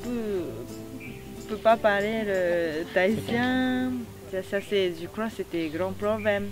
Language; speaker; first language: French; non-native, learner; Japanese